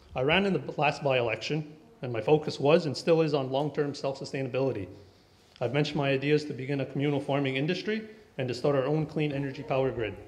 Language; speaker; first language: English; native; English